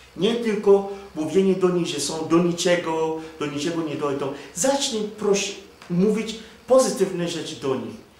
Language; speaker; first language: Polish; non-native, fluent; Igbo